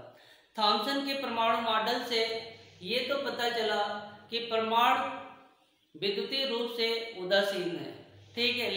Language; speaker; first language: Hindi; native; Hindi